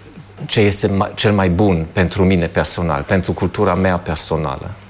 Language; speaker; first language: Romanian; non-native, fluent; German